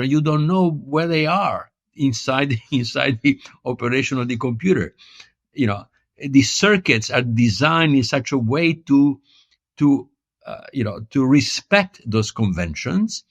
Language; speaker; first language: English; non-native, fluent; Italian